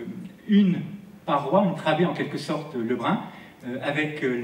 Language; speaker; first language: French; native; French